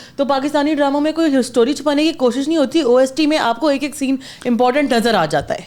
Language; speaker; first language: Urdu; native; Urdu